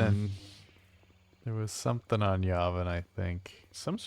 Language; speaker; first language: English; native; English